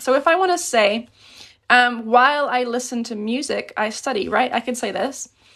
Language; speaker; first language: English; native; English